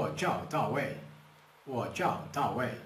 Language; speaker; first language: Chinese; non-native, fluent; Portuguese